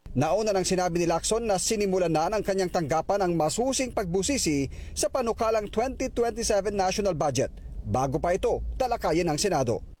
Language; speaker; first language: Filipino; native; Filipino